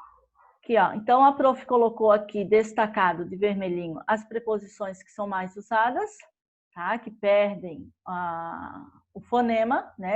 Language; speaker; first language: Portuguese; native; Portuguese